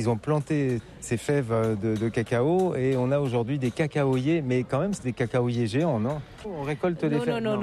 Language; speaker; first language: French; native; French